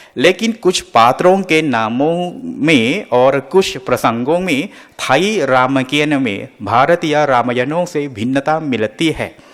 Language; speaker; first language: Hindi; non-native, fluent; Thai